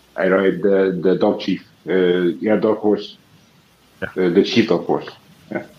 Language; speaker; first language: English; non-native, fluent; Arabic